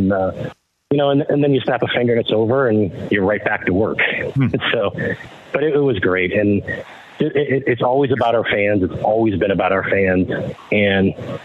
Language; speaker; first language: English; native; English